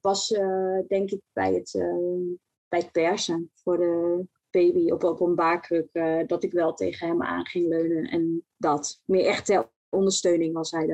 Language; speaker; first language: Dutch; native; Dutch